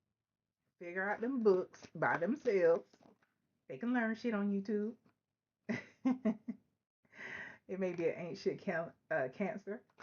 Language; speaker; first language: English; native; English